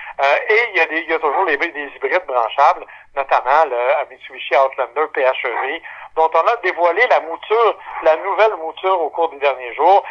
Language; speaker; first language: French; native; French